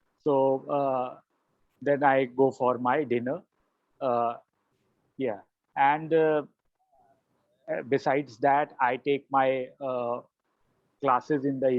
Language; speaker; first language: English; non-native, learner; Hindi